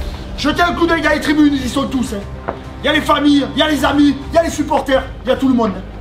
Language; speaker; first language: French; native; French